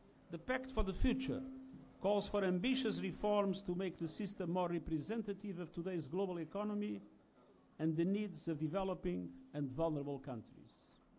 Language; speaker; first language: English; non-native, fluent; Portuguese